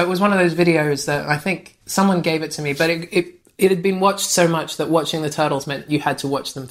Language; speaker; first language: English; native; English